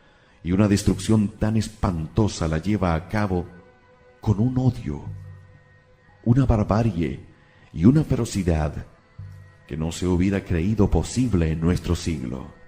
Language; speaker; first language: Spanish; native; Spanish